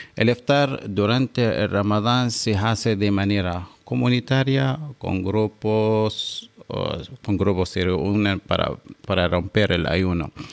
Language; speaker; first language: Spanish; non-native, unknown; Arabic